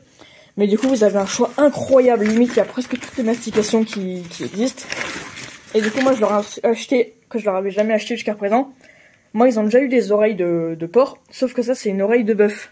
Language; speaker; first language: French; native; French